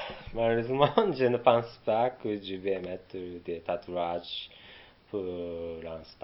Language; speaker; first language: French; non-native, learner; Japanese